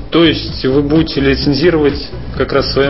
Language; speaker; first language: Russian; native; Russian